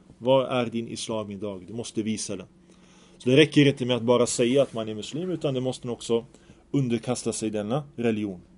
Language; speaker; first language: Swedish; early bilingual, other home language; Arabic